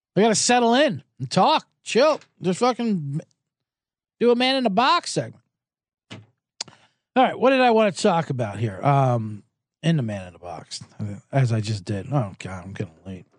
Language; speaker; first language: English; native; English